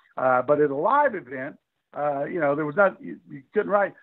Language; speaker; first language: English; native; English